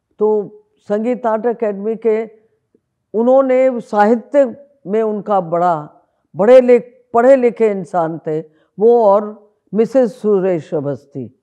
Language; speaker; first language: Hindi; native; Hindi